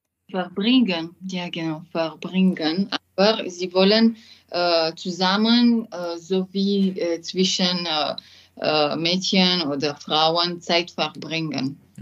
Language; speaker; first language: German; non-native, learner; French